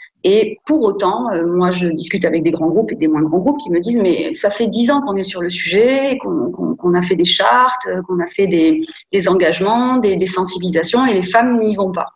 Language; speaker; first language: French; native; French